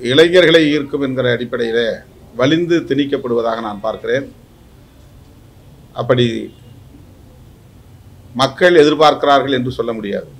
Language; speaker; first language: Tamil; native; Tamil